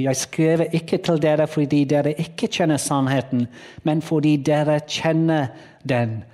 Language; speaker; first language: Norwegian; non-native, learner; English